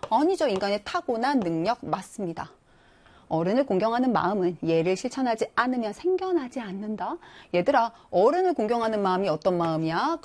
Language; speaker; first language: Korean; native; Korean